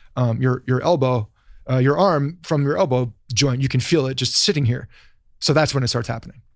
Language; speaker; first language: English; native; English